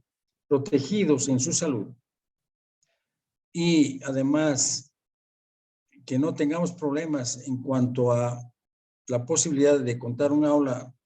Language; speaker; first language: Spanish; native; Spanish